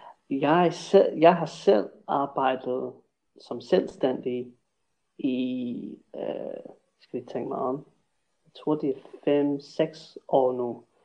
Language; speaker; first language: Danish; non-native, fluent; English